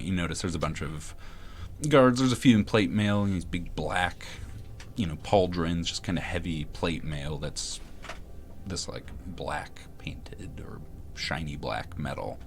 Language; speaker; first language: English; native; English